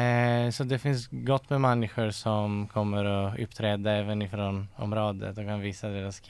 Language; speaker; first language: Swedish; non-native, fluent; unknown